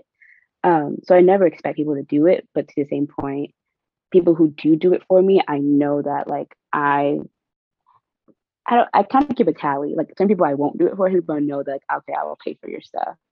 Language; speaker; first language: English; native; English